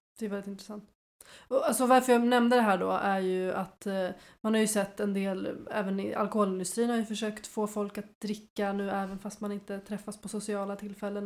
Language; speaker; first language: Swedish; native; Swedish